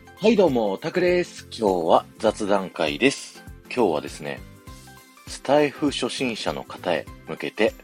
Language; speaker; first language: Japanese; native; Japanese